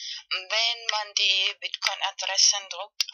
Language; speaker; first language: German; non-native, learner; Spanish